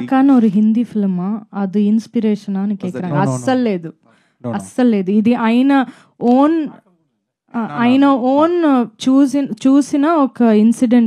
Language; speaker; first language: Telugu; non-native, fluent; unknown